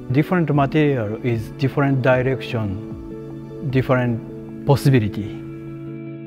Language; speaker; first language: English; non-native, learner; Japanese